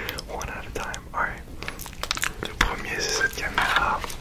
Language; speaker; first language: French; early bilingual, heritage; French